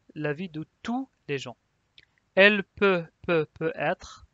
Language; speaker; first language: French; non-native, local second language; Arabic